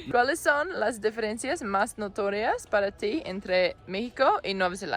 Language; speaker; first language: Spanish; non-native, learner; English